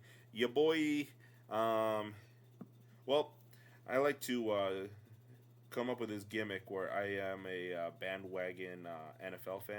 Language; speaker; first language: English; native; English